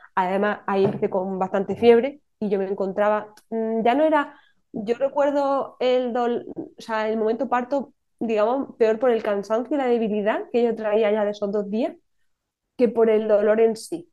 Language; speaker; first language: Spanish; native; Spanish